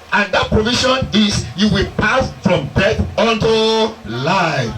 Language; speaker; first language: English; non-native, local second language; Yoruba